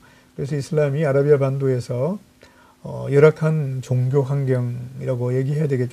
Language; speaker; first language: Korean; native; Korean